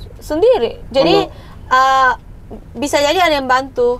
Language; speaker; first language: Indonesian; non-native, fluent; Japanese